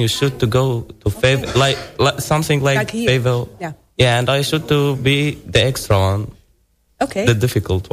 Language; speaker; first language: English; non-native, learner; Arabic